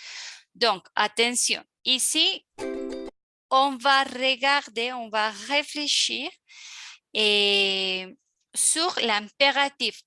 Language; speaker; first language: French; non-native, fluent; Spanish